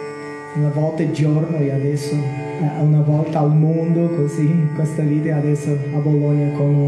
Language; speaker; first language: Italian; non-native, learner; Portuguese